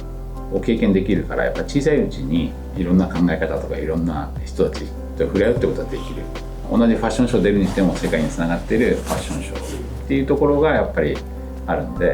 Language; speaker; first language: Japanese; native; Japanese